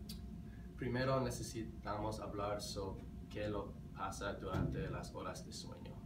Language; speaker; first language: Spanish; non-native, learner; English